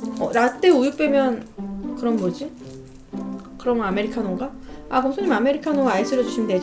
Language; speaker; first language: Korean; native; Korean